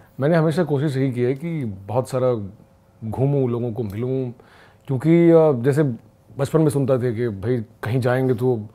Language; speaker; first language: Hindi; native; Hindi